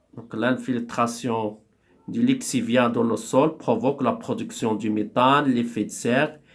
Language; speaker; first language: French; non-native, local second language; Arabic